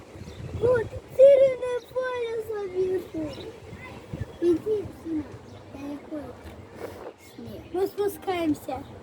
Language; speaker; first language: Russian; early bilingual, other home language; Tajik